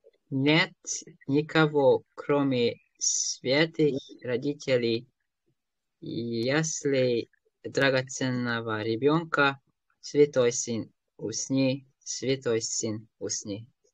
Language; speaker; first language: Russian; non-native, learner; Hungarian